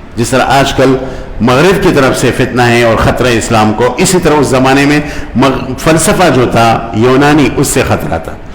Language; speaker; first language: Urdu; non-native, local second language; Pashto